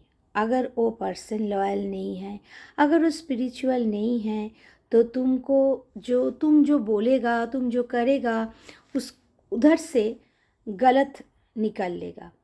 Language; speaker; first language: Hindi; non-native, local second language; Bangla